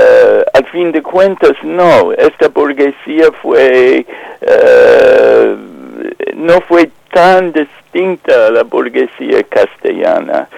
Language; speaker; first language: Spanish; non-native, fluent; English